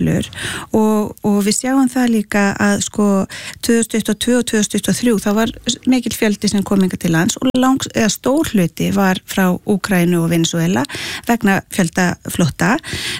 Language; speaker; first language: Icelandic; native; Icelandic